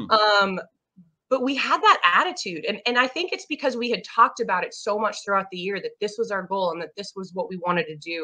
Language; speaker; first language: English; native; English